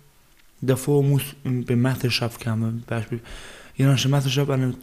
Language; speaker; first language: German; non-native, learner; Baluchi